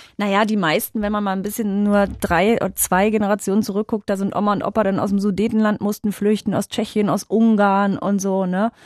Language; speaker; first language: German; native; German